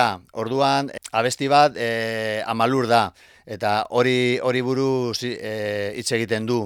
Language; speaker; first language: Basque; non-native, local second language; Spanish